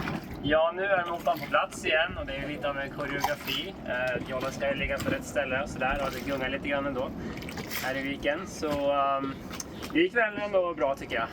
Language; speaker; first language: Swedish; native; Swedish